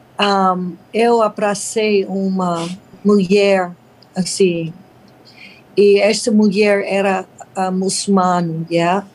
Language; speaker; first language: Portuguese; non-native, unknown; English